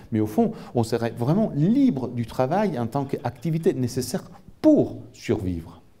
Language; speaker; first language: French; non-native, fluent; Italian